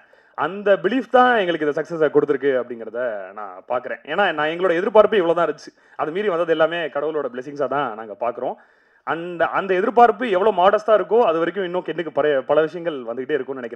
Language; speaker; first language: Tamil; native; Tamil